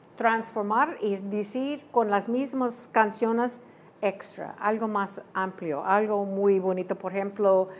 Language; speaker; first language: Spanish; early bilingual, heritage; Spanish